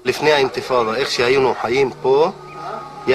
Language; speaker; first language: Hebrew; non-native, local second language; Arabic